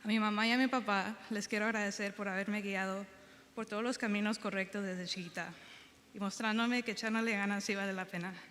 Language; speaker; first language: Spanish; early bilingual, heritage; Spanish